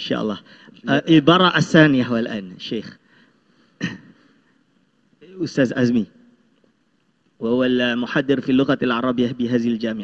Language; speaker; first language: Arabic; non-native, fluent; Malay